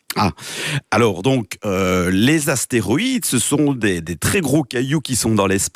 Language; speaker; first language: French; native; French